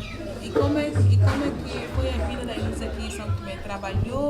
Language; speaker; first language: Portuguese; native; Portuguese